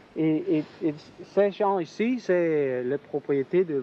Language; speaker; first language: French; non-native, learner; Danish